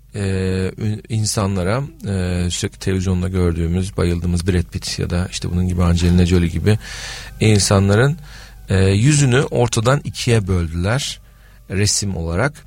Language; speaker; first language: Turkish; native; Turkish